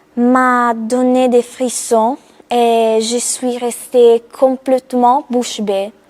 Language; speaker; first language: French; non-native, fluent; Italian